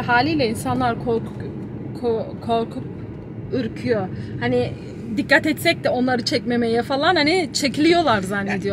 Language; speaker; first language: Turkish; native; Turkish